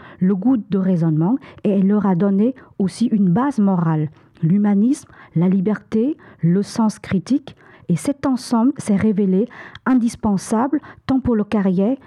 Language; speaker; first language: French; non-native, fluent; Vietnamese